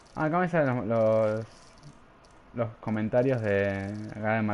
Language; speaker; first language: Spanish; native; Spanish